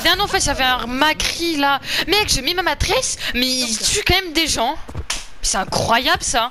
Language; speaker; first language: French; native; French